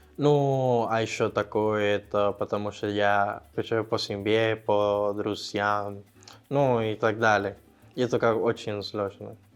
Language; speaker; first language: Russian; non-native, learner; Spanish